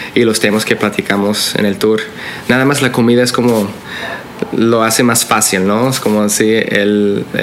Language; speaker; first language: Spanish; non-native, fluent; English